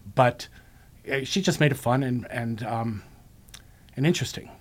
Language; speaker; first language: English; native; English